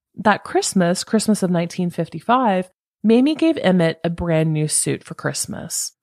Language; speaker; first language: English; native; English